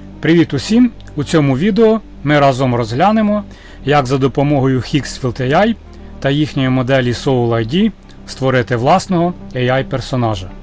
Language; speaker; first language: Ukrainian; native; Ukrainian